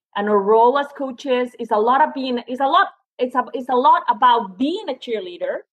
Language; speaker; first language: English; non-native, fluent; Spanish